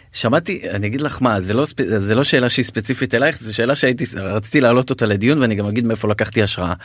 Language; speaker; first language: Hebrew; native; Hebrew